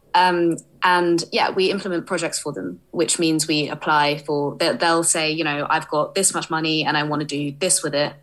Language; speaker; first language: English; early bilingual, other home language; Hindi